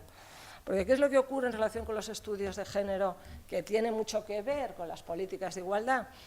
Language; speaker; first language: Spanish; native; Spanish